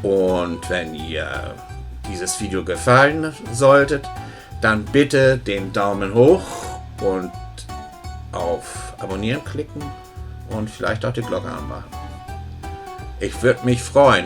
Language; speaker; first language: German; native; German